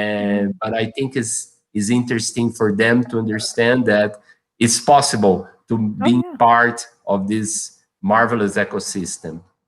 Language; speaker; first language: English; non-native, fluent; Portuguese